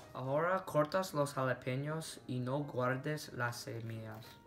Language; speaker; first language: Spanish; non-native, learner; English